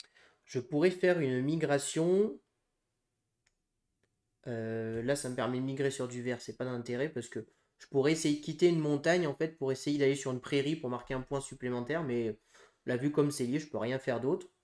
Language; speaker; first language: French; native; French